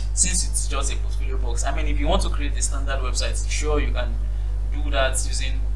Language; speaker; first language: English; non-native, local second language; Yoruba